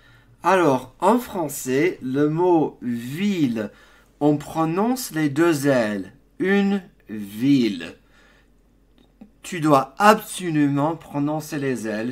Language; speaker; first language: French; non-native, fluent; English